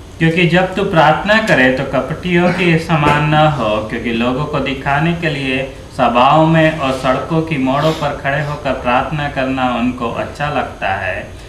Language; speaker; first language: Hindi; native; Hindi